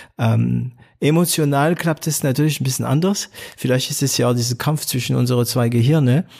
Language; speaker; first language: German; non-native, fluent; French